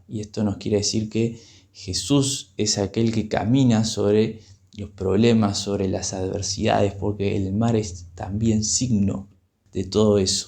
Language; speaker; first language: Spanish; native; Spanish